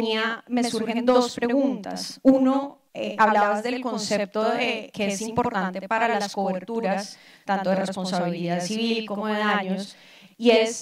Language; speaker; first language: Spanish; native; Spanish